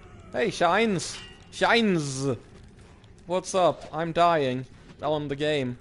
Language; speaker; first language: English; native; English